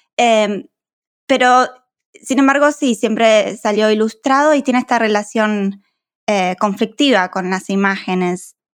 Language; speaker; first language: Spanish; native; Spanish